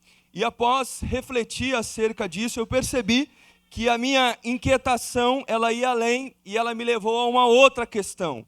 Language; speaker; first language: Portuguese; native; Portuguese